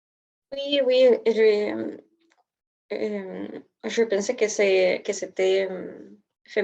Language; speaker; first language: French; non-native, learner; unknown